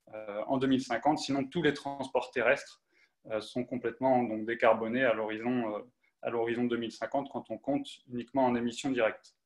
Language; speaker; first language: French; native; French